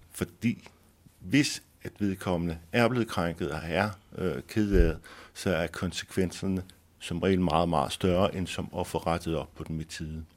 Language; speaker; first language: Danish; native; Danish